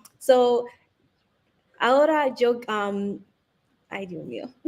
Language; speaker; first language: Spanish; non-native, learner; English